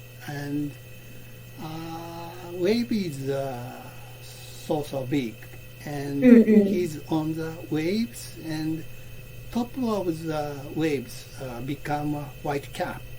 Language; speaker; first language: English; non-native, learner; Japanese